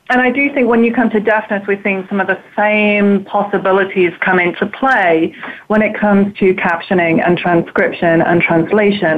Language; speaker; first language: English; native; English